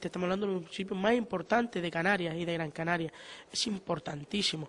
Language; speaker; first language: Spanish; native; Spanish